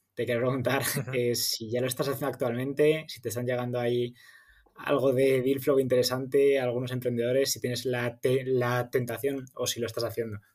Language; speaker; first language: Spanish; native; Spanish